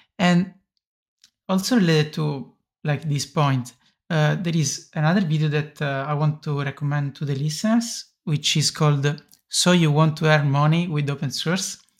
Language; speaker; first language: English; non-native, fluent; Italian